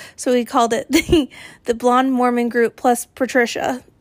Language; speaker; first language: English; native; English